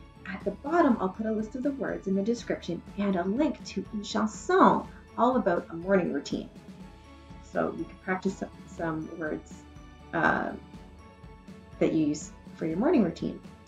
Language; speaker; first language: English; native; English